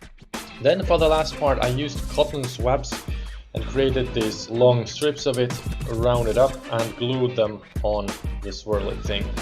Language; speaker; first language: English; non-native, fluent; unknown